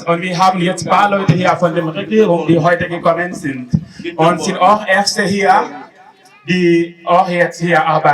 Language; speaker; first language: German; non-native, learner; Wolof